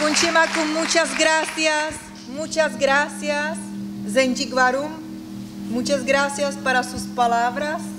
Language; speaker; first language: Spanish; non-native, learner; Czech